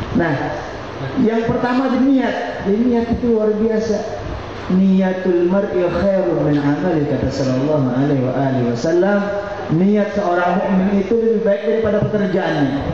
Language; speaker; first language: Malay; non-native, local second language; Banjar